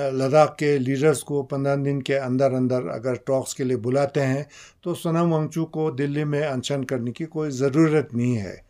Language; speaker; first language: Hindi; non-native, local second language; Ladakhi